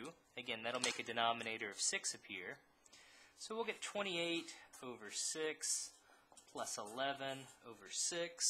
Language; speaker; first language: English; native; English